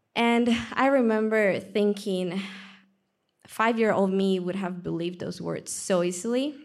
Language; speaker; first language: English; non-native, fluent; Spanish